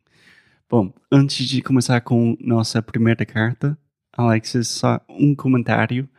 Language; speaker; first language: Portuguese; non-native, fluent; English